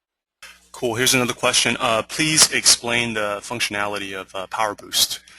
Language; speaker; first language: English; native; English